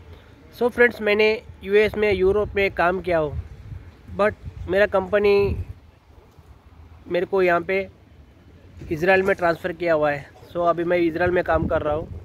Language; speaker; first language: Hindi; non-native, local second language; Telugu